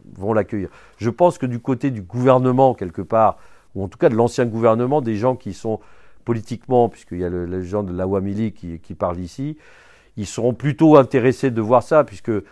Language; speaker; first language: French; early bilingual, other home language; Bangla